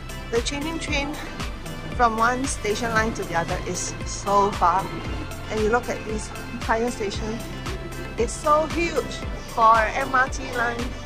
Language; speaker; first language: English; non-native, local second language; Chinese